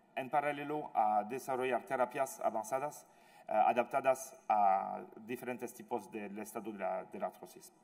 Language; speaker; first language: Spanish; non-native, fluent; French